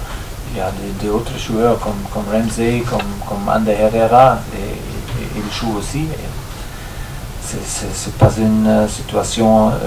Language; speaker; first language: French; non-native, fluent; German